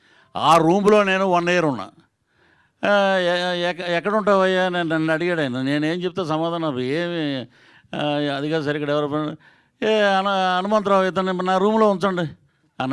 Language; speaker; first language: Telugu; native; Telugu